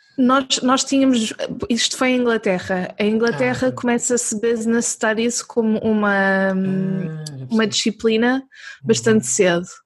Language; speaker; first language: Portuguese; native; Portuguese